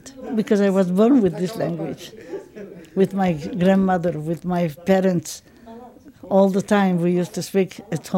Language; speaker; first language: English; non-native, fluent; Ladino